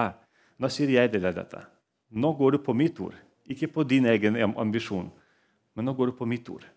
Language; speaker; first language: Norwegian; non-native, fluent; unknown